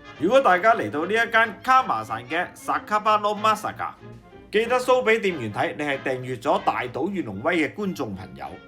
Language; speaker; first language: Cantonese; native; Cantonese